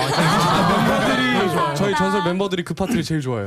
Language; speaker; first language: Korean; early bilingual, other home language; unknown